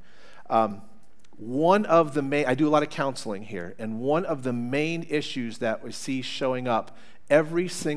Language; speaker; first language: English; native; English